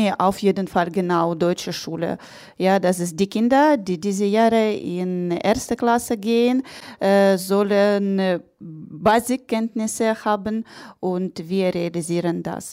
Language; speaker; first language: German; non-native, learner; Ukrainian